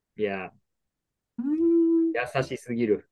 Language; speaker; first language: English; non-native, learner; Japanese